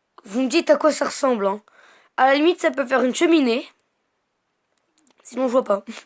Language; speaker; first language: French; native; French